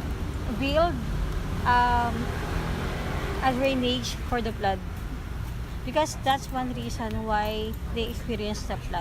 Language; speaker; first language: English; non-native, learner; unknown